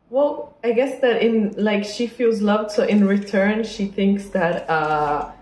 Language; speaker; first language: English; non-native, fluent; Italian